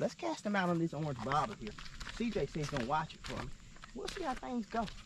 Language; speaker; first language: English; native; English